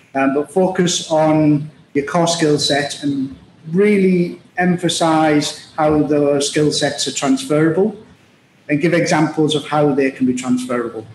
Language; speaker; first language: English; native; English